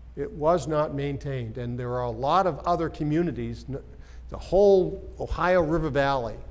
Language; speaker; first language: English; native; English